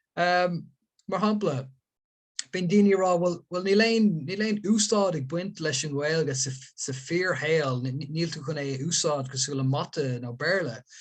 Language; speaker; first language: Irish; non-native, local second language; English